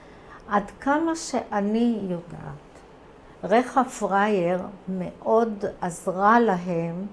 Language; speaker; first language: Hebrew; early bilingual, other home language; Croatian